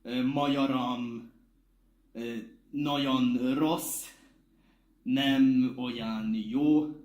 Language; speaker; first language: Hungarian; non-native, learner; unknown